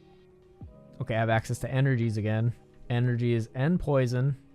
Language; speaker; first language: English; native; English